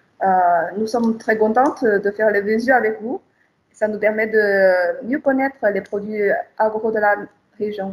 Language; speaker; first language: French; non-native, fluent; Chinese